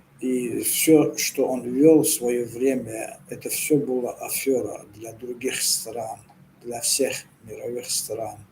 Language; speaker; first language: Russian; non-native, local second language; Lezghian